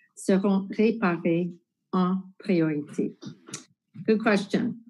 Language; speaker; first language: French; non-native, fluent; English